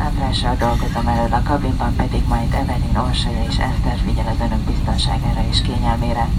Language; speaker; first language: Hungarian; native; Hungarian